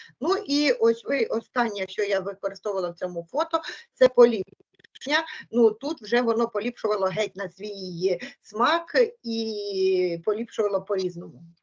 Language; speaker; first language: Ukrainian; native; Ukrainian